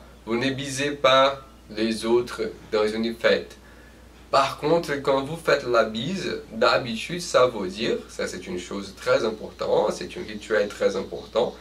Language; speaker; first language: French; non-native, fluent; Portuguese